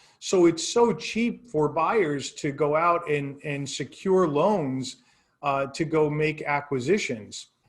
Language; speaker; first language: English; native; English